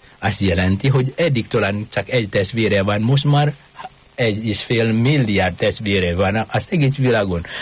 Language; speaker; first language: Hungarian; non-native, fluent; Indonesian